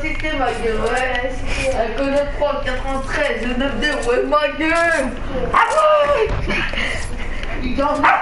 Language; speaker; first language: French; native; French